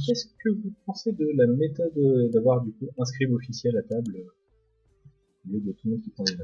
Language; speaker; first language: French; native; French